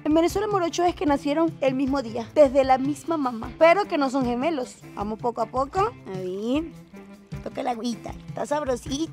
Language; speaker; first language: Spanish; native; Spanish